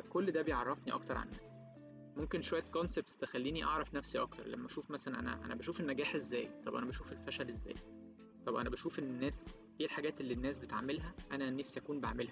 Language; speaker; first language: Arabic; native; Arabic